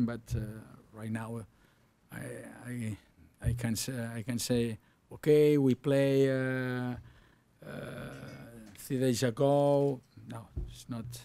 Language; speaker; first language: English; non-native, learner; Catalan